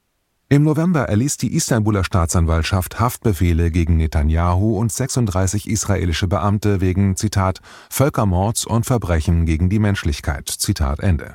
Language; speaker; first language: German; native; German